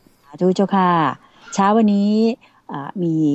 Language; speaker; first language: Thai; native; Thai